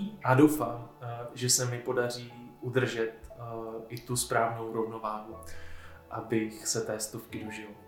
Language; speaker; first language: Czech; native; Czech